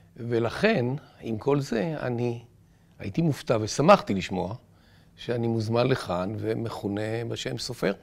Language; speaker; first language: Hebrew; native; Hebrew